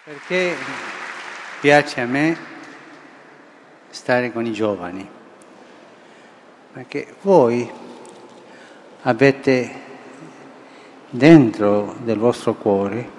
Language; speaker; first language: Italian; non-native, fluent; Spanish